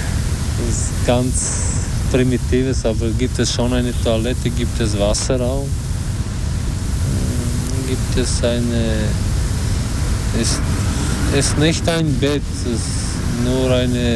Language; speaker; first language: German; non-native, learner; Albanian